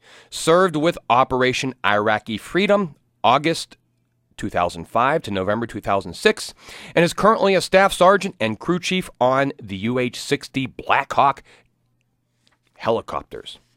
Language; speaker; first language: English; native; English